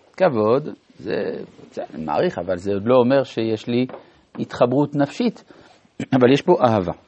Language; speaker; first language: Hebrew; non-native, fluent; French